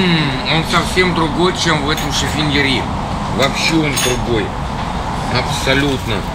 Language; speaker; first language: Russian; native; Russian